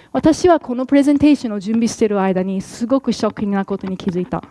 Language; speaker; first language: Japanese; non-native, fluent; English